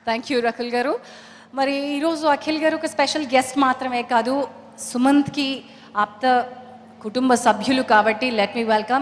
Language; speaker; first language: Telugu; native; Telugu